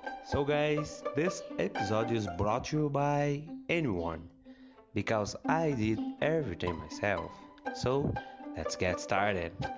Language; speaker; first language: English; non-native, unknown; Portuguese